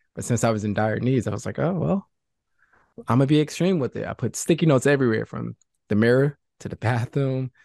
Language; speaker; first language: English; native; English